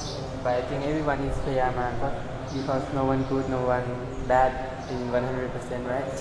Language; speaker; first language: English; non-native, learner; Thai